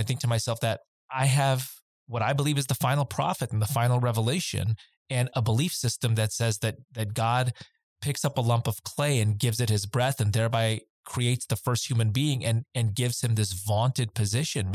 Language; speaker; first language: English; native; English